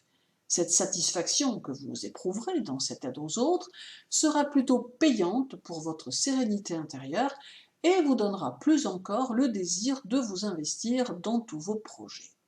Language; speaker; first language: French; native; French